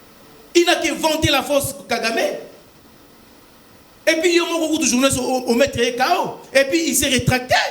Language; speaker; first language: French; non-native, local second language; Lingala